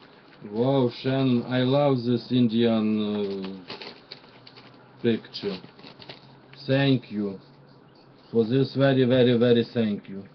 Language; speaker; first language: English; non-native, learner; Russian